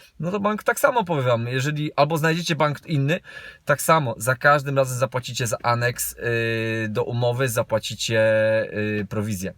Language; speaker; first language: Polish; native; Polish